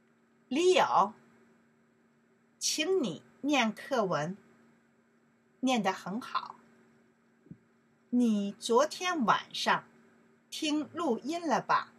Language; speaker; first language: Chinese; non-native, learner; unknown